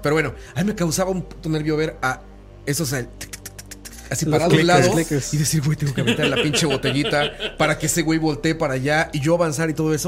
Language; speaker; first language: Spanish; native; Spanish